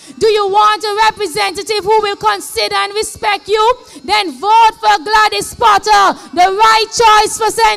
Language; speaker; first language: English; native; English